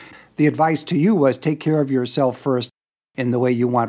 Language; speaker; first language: English; native; English